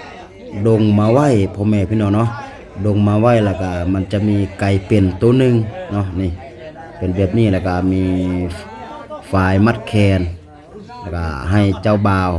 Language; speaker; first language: Thai; non-native, local second language; Lao